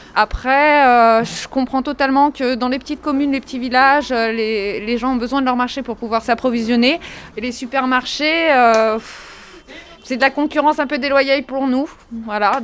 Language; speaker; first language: French; native; French